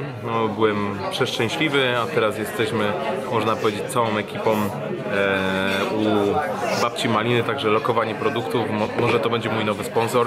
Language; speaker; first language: Polish; native; Polish